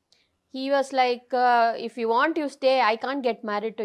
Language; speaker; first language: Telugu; non-native, local second language; Tamil